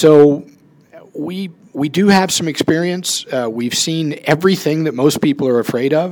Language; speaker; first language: English; native; English